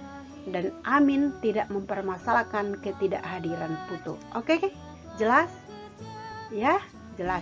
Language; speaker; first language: Indonesian; native; Indonesian